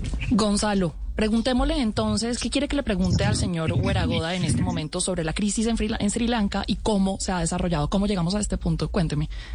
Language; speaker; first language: Spanish; native; Spanish